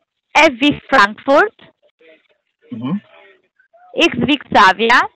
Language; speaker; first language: German; non-native, fluent; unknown